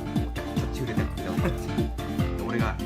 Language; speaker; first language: Japanese; native; Japanese